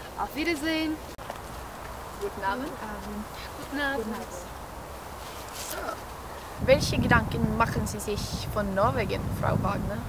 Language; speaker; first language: German; non-native, learner; Norwegian